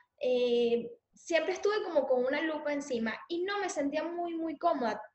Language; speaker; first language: Spanish; native; Spanish